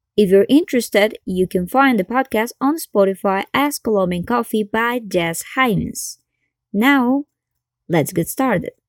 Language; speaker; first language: English; non-native, fluent; Spanish